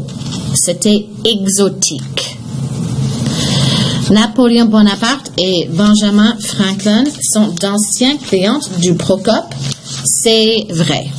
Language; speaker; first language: French; non-native, fluent; English